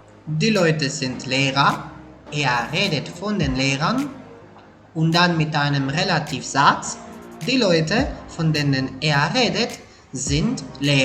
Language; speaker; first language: German; non-native, fluent; Spanish